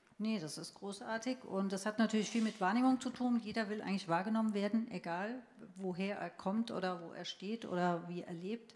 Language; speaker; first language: German; native; German